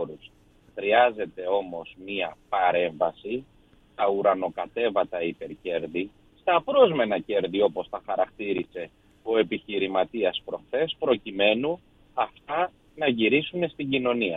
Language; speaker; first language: Greek; native; Greek